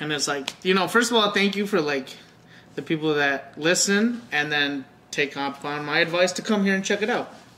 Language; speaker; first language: English; early bilingual, other home language; Spanish